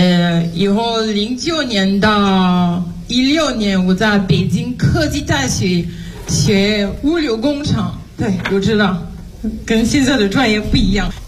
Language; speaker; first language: Chinese; non-native, fluent; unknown